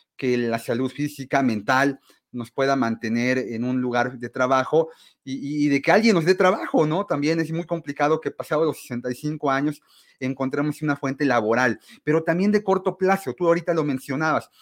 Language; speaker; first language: Spanish; native; Spanish